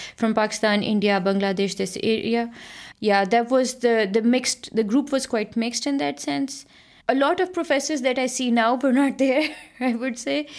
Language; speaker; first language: English; non-native, local second language; Punjabi